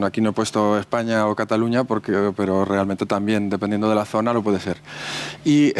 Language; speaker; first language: Spanish; native; Spanish